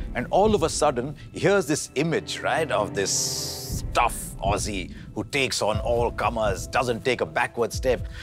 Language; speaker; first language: English; non-native, local second language; Hindi